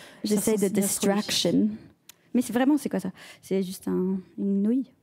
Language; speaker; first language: French; early bilingual, heritage; French